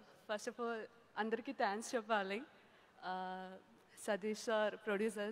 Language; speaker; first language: Telugu; non-native, learner; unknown